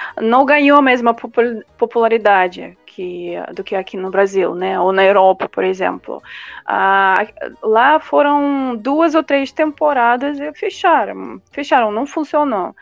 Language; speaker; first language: Portuguese; non-native, fluent; Russian